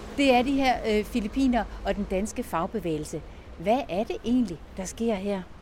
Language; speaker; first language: Danish; native; Danish